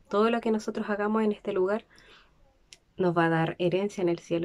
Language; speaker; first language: Spanish; native; Spanish